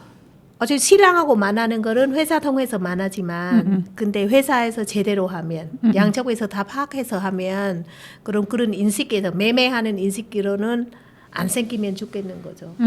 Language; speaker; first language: Korean; non-native, learner; Vietnamese